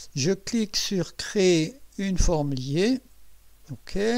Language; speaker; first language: French; native; French